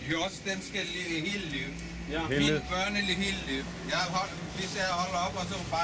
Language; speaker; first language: Danish; non-native, learner; Bangla